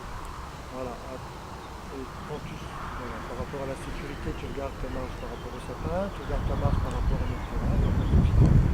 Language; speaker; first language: French; native; French